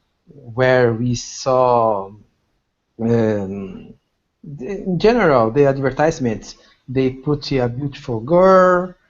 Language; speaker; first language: English; non-native, learner; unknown